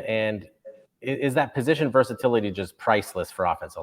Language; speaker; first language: English; native; English